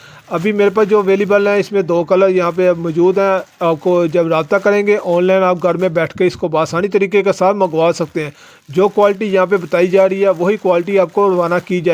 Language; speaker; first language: Hindi; non-native, local second language; Punjabi